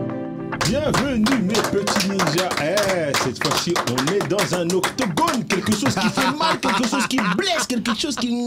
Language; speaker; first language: French; native; French